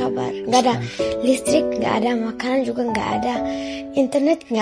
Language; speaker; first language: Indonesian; non-native, learner; Arabic